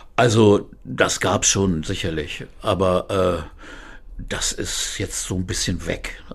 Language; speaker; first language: German; native; German